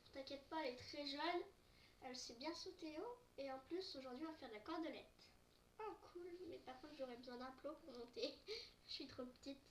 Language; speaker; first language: French; native; French